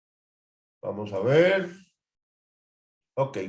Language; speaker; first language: Spanish; native; Spanish